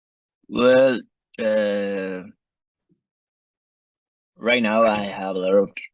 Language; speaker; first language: English; non-native, learner; Spanish